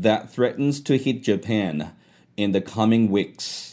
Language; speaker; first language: English; non-native, fluent; Korean